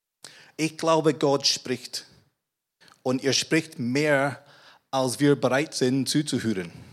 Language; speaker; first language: German; non-native, fluent; English